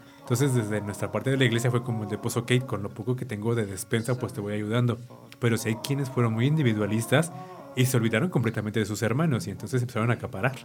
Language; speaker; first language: Spanish; native; Spanish